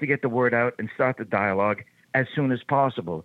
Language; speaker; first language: English; native; English